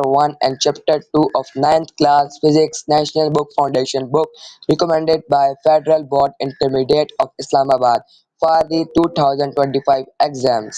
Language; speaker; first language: English; non-native, local second language; Urdu